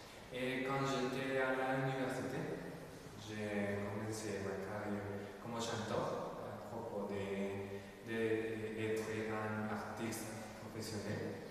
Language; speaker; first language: French; non-native, learner; Spanish